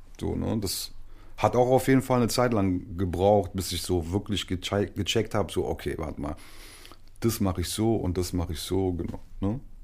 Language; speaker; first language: German; native; German